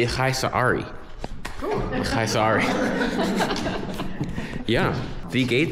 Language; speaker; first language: German; non-native, learner; English